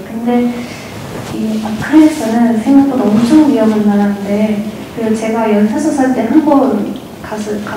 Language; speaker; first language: Korean; non-native, fluent; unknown